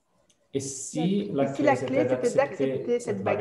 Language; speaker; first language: French; non-native, fluent; Italian